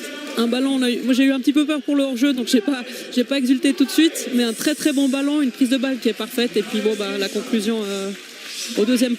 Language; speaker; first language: French; native; French